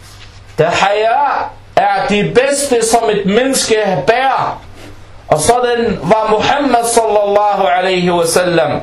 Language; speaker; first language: Danish; non-native, fluent; Arabic